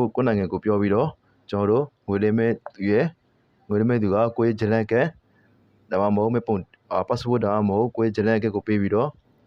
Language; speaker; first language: Burmese; native; Burmese